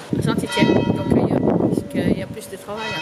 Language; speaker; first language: French; native; French